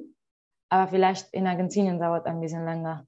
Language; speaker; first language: German; non-native, learner; Spanish